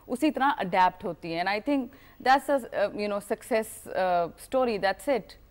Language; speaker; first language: Hindi; native; Hindi